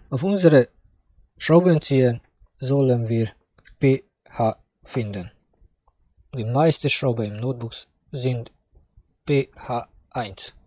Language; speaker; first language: German; non-native, fluent; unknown